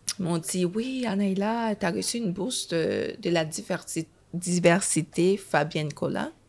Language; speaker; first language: French; early bilingual, other home language; Haitian Creole